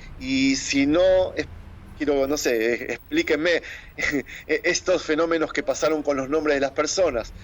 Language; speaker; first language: Spanish; native; Spanish